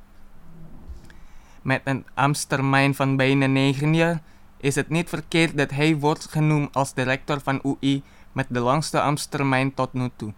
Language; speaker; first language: Dutch; non-native, fluent; Indonesian